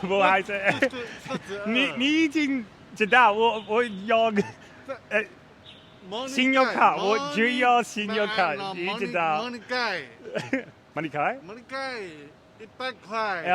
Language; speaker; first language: Chinese; non-native, learner; English